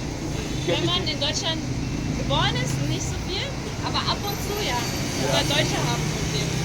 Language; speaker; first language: German; non-native, fluent; French